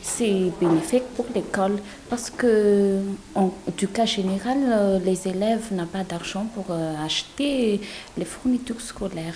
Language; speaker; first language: French; non-native, local second language; Malagasy